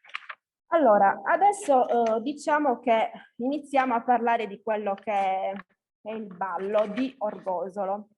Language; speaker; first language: Italian; native; Italian